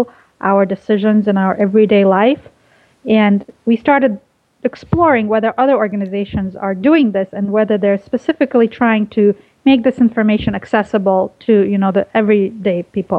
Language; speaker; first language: English; early bilingual, other home language; Russian